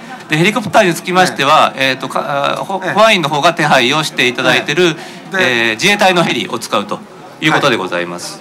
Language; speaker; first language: Japanese; native; Japanese